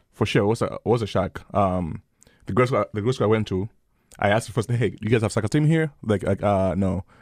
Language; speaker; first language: English; early bilingual, other home language; Swahili